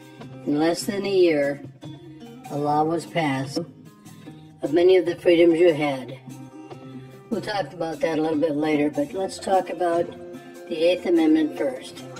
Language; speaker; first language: English; native; English